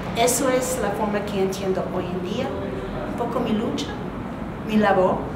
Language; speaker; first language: Spanish; non-native, fluent; English